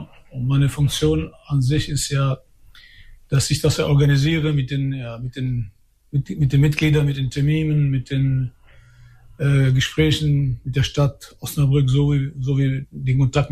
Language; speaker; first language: German; early bilingual, other home language; Albanian